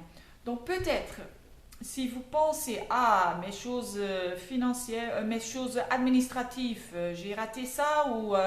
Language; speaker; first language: French; non-native, fluent; Dutch